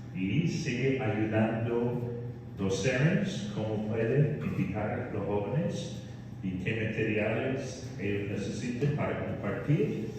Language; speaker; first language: Spanish; non-native, fluent; English